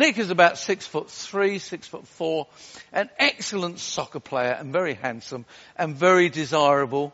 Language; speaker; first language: English; native; English